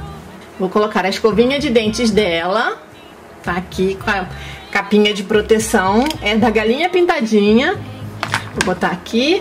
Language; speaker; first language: Portuguese; native; Portuguese